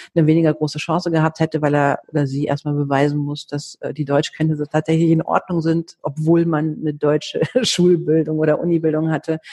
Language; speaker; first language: German; early bilingual, heritage; Greek